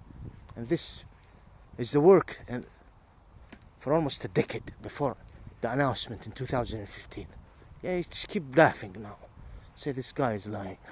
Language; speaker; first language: English; non-native, fluent; Arabic